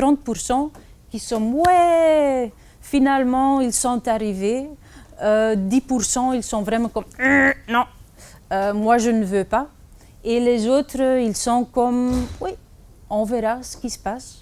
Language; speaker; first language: French; non-native, fluent; Dutch